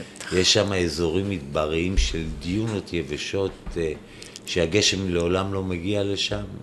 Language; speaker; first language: Hebrew; native; Hebrew